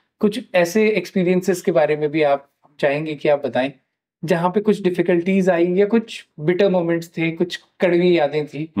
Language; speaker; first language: Hindi; native; Hindi